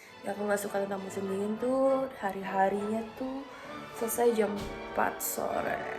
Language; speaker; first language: Indonesian; native; Indonesian